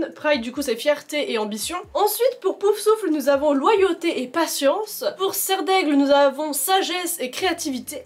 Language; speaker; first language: French; native; French